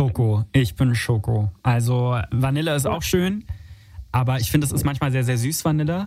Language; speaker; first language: German; native; German